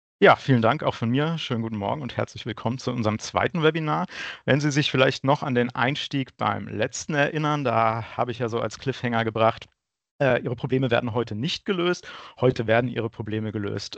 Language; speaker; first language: German; native; German